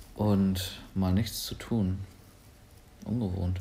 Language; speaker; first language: German; native; German